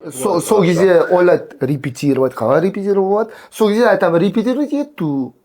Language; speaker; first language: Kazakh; non-native, local second language; Russian